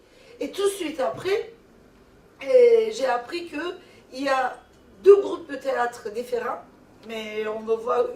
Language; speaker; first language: French; non-native, fluent; Turkish